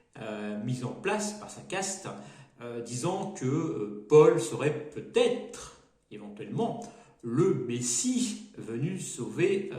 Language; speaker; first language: French; native; French